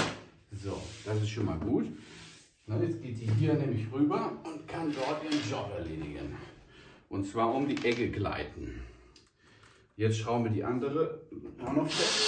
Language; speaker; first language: German; native; German